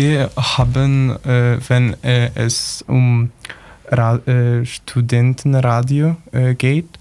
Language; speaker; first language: German; non-native, learner; Polish